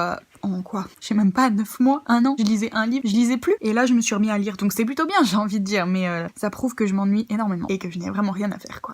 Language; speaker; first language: French; native; French